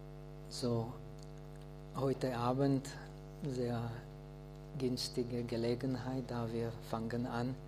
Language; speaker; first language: German; non-native, fluent; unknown